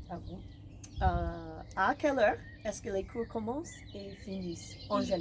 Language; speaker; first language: French; non-native, fluent; English